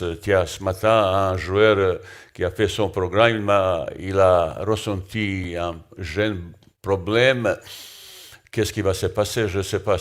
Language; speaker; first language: French; non-native, learner; Bosnian